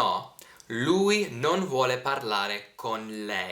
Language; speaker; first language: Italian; early bilingual, heritage; English